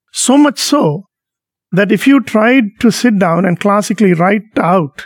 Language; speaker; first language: English; non-native, local second language; Tamil